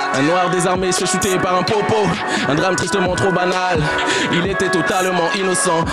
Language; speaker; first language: French; non-native, local second language; Baoulé